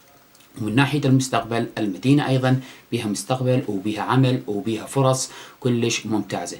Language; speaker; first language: Arabic; native; Arabic